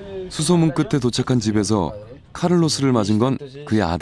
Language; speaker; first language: Korean; native; Korean